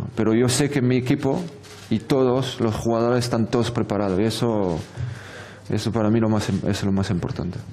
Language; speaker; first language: Spanish; non-native, fluent; French